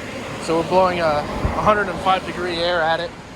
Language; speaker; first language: English; native; English